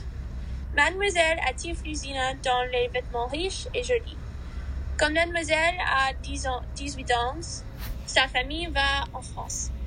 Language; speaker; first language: French; non-native, learner; English